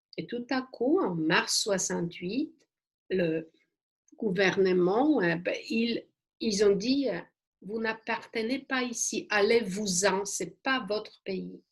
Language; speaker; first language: French; non-native, fluent; Polish